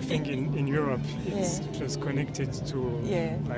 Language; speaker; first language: English; non-native, fluent; French